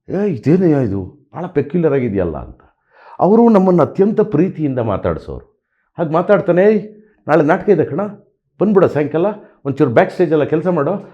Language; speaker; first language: Kannada; native; Kannada